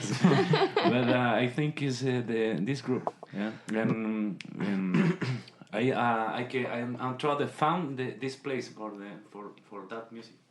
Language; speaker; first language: English; non-native, learner; Spanish